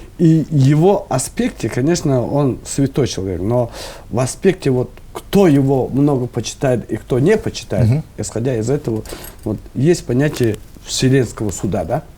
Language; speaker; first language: Russian; non-native, local second language; Buriat